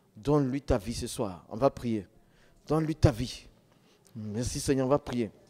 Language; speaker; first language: French; non-native, local second language; Dyula